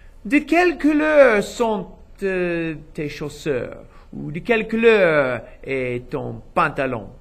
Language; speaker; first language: French; non-native, fluent; English